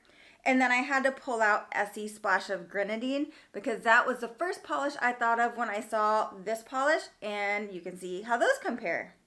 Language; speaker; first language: English; native; English